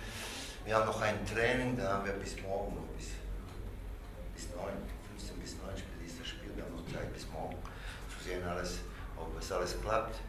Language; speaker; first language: German; non-native, learner; Croatian